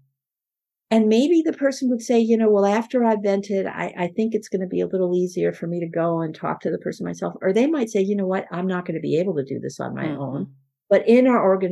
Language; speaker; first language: English; non-native, fluent; Spanish